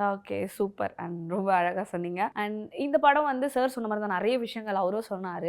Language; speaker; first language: Tamil; native; Tamil